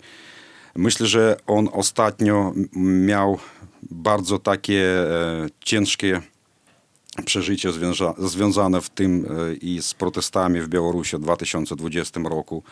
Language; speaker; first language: Polish; non-native, fluent; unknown